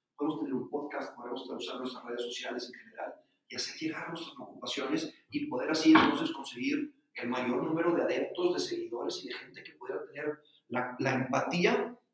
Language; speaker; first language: Spanish; native; Spanish